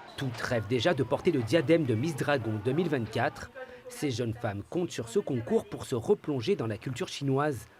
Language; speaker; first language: French; native; French